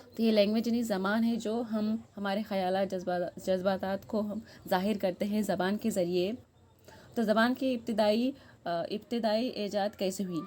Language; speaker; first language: Urdu; native; Urdu